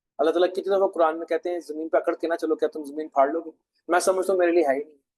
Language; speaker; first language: Urdu; non-native, local second language; Punjabi